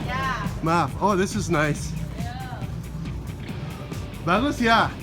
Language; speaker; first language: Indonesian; non-native, learner; English